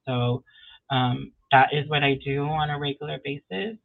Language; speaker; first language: English; early bilingual, other home language; Spanish